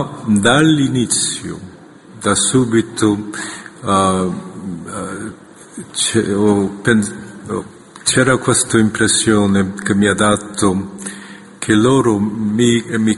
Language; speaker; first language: Italian; non-native, fluent; Korean